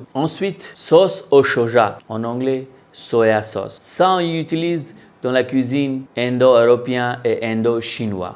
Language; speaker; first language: French; non-native, local second language; Hindi